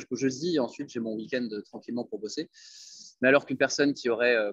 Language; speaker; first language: French; native; French